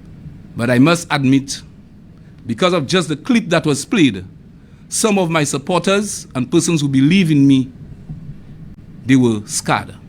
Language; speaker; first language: English; non-native, local second language; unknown